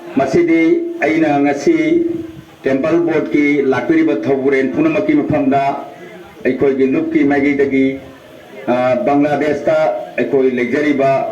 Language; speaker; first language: Manipuri; early bilingual, heritage; Manipuri